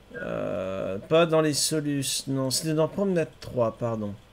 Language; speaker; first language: French; native; French